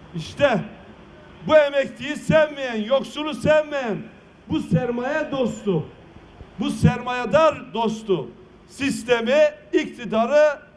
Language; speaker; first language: Turkish; non-native, local second language; Kurdish